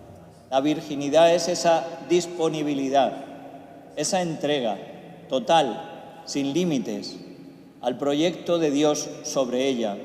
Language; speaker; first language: Spanish; native; Spanish